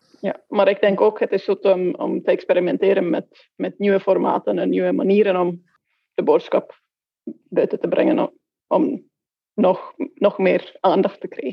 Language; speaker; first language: Dutch; non-native, fluent; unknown